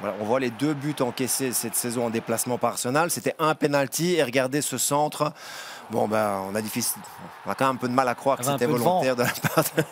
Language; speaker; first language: French; native; French